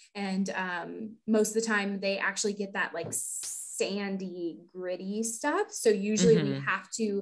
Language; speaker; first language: English; native; English